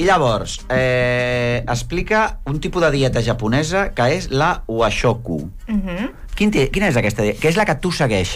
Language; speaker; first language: Catalan; native; Catalan